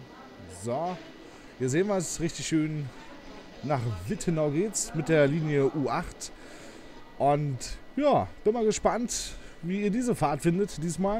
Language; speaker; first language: German; native; German